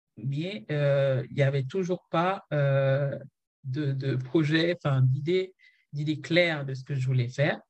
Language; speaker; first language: French; non-native, local second language; Haitian Creole